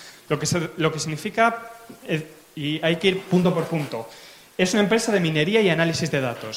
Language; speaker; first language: Spanish; native; Spanish